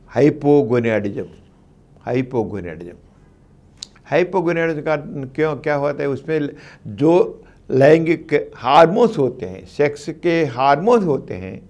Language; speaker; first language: Hindi; non-native, local second language; Telugu